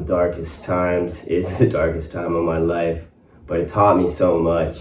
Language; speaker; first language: English; native; English